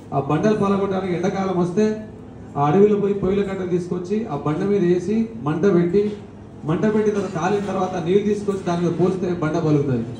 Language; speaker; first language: Telugu; non-native, local second language; Lambadi